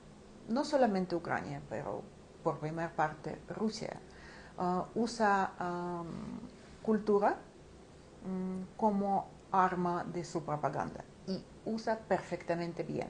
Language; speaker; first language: Spanish; non-native, fluent; Ukrainian